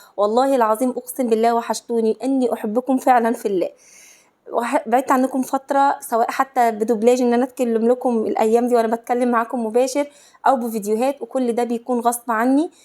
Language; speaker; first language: Egyptian Arabic; native; Egyptian Arabic